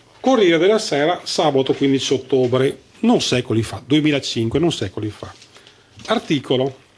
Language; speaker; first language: Italian; native; Italian